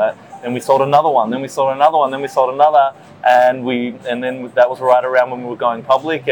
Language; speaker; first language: English; native; English